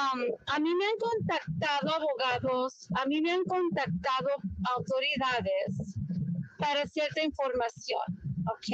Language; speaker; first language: Spanish; early bilingual, heritage; Spanish